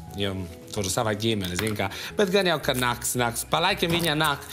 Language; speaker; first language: Latvian; non-native, fluent; Italian